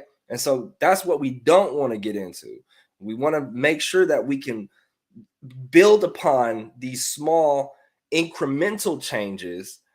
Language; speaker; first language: English; native; English